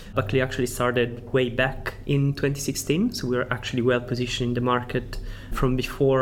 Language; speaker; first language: English; non-native, fluent; Italian